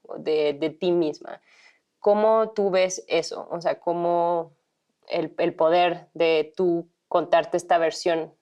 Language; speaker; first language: Spanish; native; Spanish